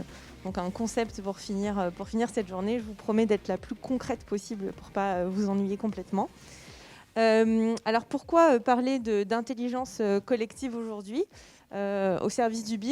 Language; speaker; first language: French; native; French